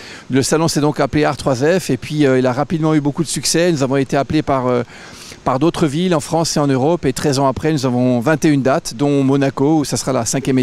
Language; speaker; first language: French; native; French